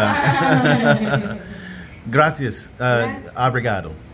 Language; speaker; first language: Spanish; non-native, learner; English